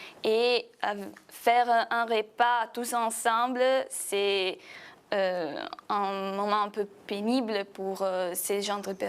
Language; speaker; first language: French; non-native, fluent; Italian